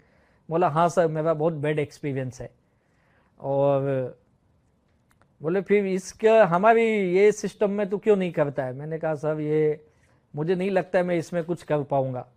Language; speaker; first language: Hindi; native; Hindi